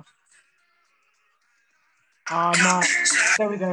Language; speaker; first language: English; early bilingual, other home language; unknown